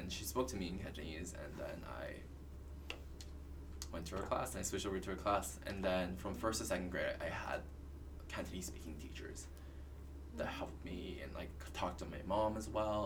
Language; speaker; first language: English; early bilingual, other home language; Cantonese